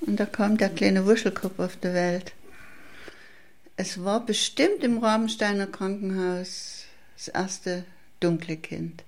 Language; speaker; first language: German; native; German